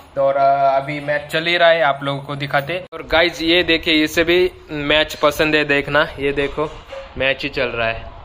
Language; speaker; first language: Hindi; non-native, local second language; Marathi